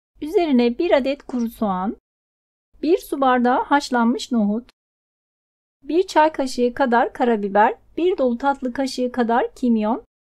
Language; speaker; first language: Turkish; native; Turkish